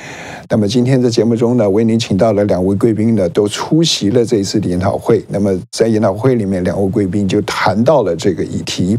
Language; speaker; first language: Chinese; native; Chinese